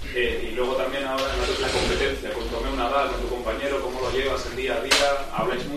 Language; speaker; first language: Spanish; native; Spanish